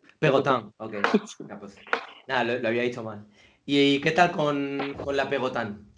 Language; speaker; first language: Spanish; native; Spanish